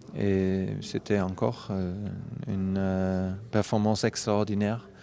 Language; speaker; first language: French; non-native, fluent; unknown